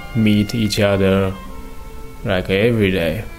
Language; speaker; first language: English; non-native, learner; Japanese